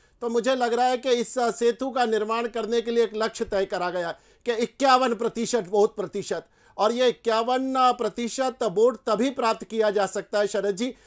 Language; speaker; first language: Hindi; native; Hindi